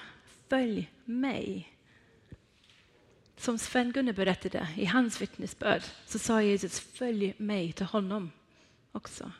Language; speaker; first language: Swedish; non-native, fluent; Persian